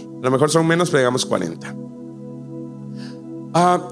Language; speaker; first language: Spanish; native; Spanish